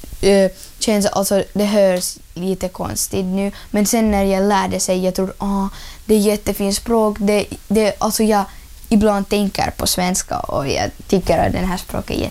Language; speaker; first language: Swedish; non-native, learner; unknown